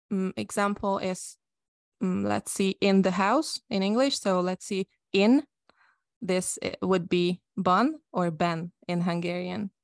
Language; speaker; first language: English; non-native, fluent; Hungarian